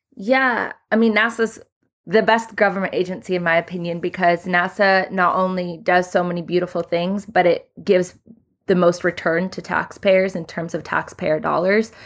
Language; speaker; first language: English; early bilingual, other home language; Hindi